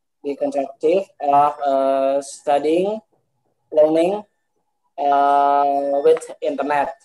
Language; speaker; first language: English; non-native, learner; Indonesian